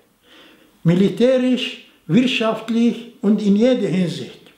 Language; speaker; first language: German; non-native, fluent; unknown